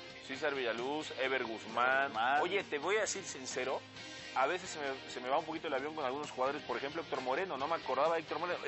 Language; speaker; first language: Spanish; native; Spanish